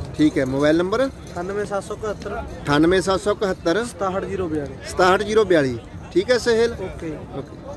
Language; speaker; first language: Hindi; non-native, local second language; Punjabi